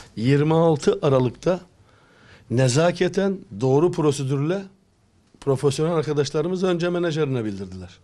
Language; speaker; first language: Turkish; native; Turkish